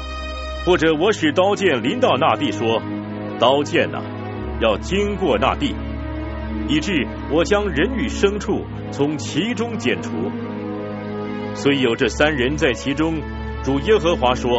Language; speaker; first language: Chinese; native; Chinese